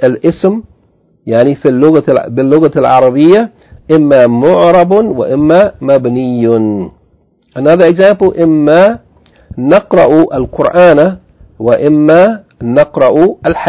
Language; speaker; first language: Arabic; non-native, fluent; English